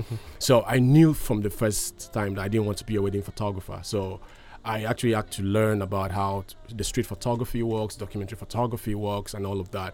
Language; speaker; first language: English; non-native, local second language; Ibibio